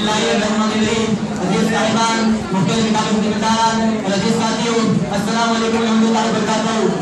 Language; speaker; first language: Urdu; native; Urdu